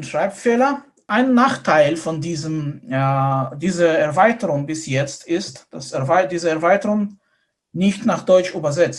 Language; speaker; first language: German; non-native, fluent; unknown